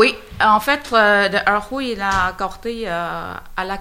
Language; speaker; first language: French; non-native, learner; Chinese